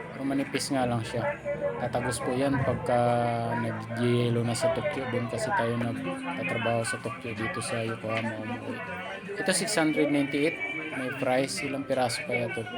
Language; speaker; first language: Filipino; native; Filipino